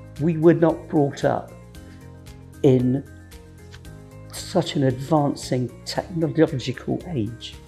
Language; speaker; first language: English; native; English